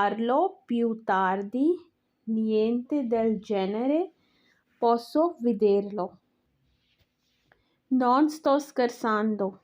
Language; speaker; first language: Italian; non-native, learner; Urdu